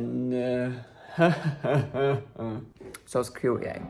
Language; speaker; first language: Danish; non-native, learner; Russian